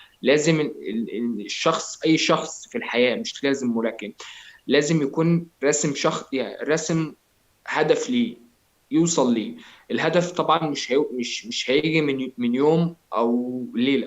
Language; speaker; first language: Arabic; native; Arabic